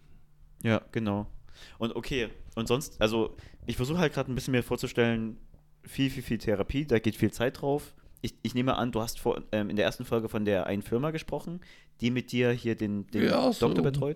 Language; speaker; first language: German; native; German